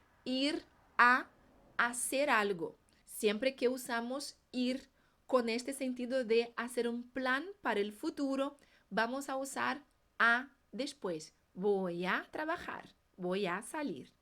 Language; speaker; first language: Spanish; non-native, fluent; Portuguese